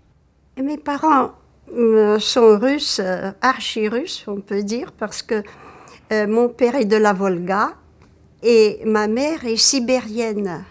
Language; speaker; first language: French; early bilingual, other home language; Russian